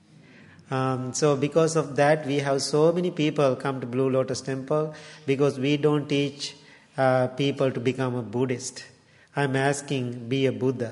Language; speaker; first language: English; non-native, local second language; Sinhala